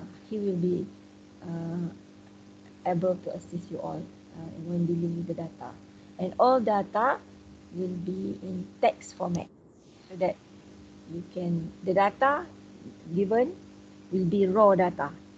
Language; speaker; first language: English; non-native, local second language; Malay